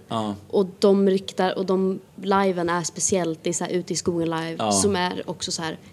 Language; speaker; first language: Swedish; native; Swedish